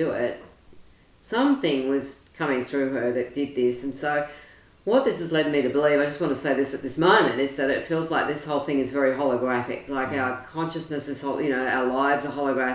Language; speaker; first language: English; native; English